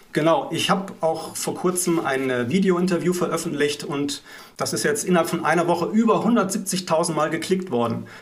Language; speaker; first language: German; native; German